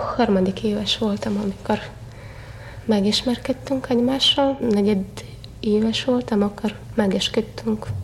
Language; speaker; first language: Hungarian; non-native, learner; Russian